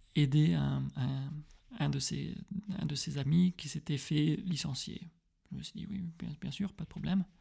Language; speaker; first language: French; early bilingual, heritage; French